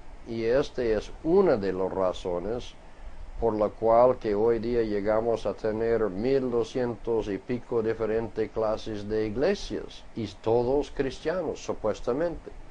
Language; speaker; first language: Spanish; non-native, fluent; English